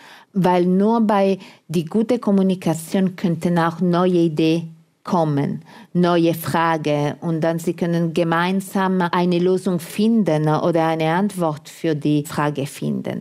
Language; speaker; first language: German; non-native, fluent; Italian